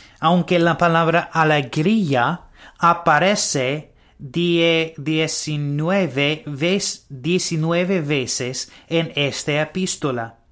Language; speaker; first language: Spanish; non-native, learner; English